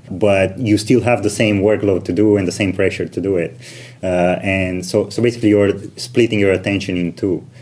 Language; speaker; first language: English; non-native, fluent; Romanian